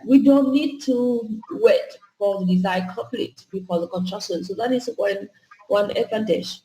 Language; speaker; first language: English; non-native, fluent; Vietnamese